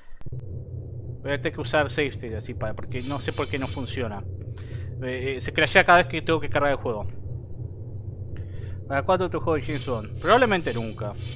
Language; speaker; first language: Spanish; native; Spanish